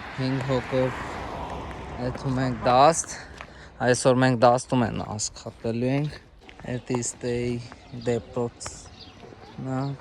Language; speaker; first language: Armenian; non-native, learner; Hindi